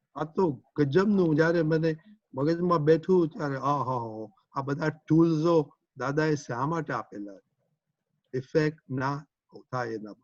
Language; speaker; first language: Gujarati; early bilingual, heritage; Gujarati